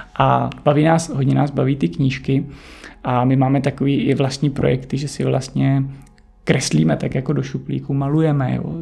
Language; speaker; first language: Czech; native; Czech